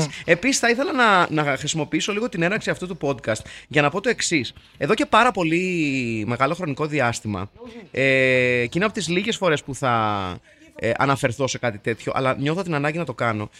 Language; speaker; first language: Greek; native; Greek